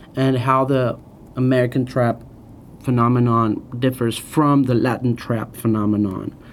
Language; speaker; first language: English; non-native, fluent; Spanish